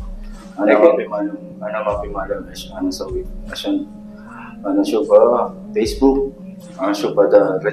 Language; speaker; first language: Arabic; non-native, learner; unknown